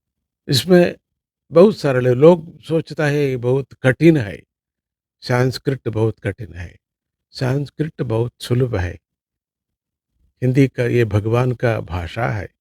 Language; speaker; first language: Hindi; non-native, local second language; Kannada